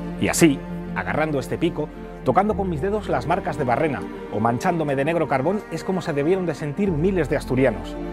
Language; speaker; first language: Spanish; native; Spanish